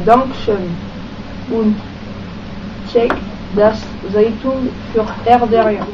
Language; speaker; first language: German; non-native, learner; French